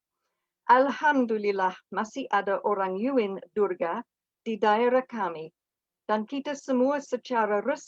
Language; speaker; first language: Indonesian; non-native, fluent; English